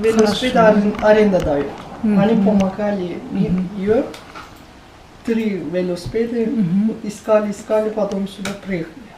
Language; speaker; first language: Russian; non-native, learner; Turkish